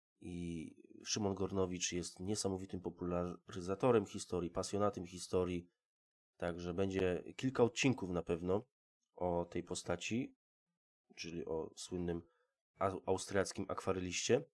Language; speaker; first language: Polish; native; Polish